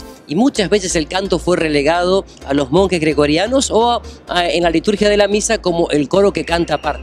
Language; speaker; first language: Spanish; native; Spanish